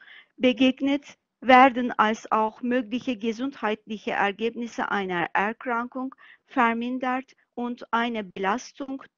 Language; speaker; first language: German; non-native, fluent; Turkish